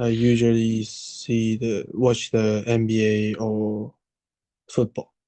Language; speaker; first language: English; non-native, learner; Chinese